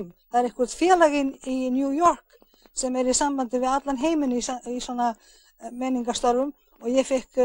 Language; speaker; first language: Icelandic; early bilingual, heritage; English